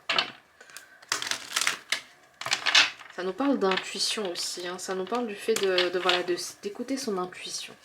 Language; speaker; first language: French; native; French